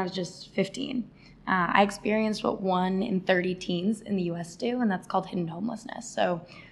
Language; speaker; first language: English; native; English